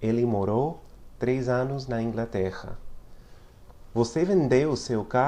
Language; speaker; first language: Portuguese; non-native, fluent; English